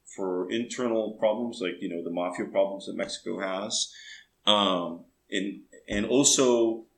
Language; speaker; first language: English; early bilingual, other home language; Spanish